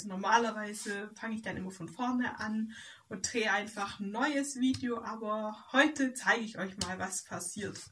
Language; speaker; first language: German; native; German